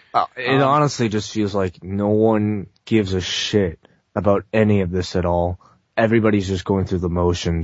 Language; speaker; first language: English; native; English